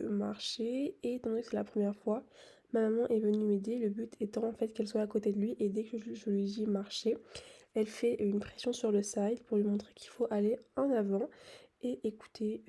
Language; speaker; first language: French; native; French